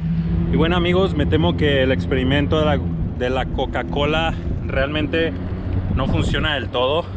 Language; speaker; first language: Spanish; native; Spanish